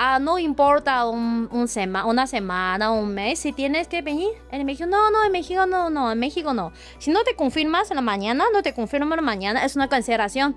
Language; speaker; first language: Spanish; non-native, learner; Chinese